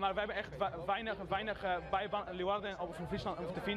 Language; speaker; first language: Dutch; non-native, learner; Arabic